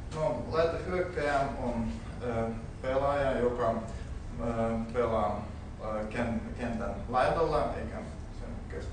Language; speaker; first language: Finnish; non-native, learner; Russian